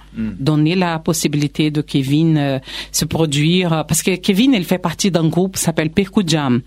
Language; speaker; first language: French; non-native, fluent; Portuguese